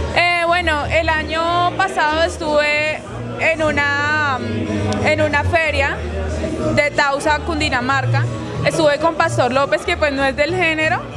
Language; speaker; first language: Spanish; native; Spanish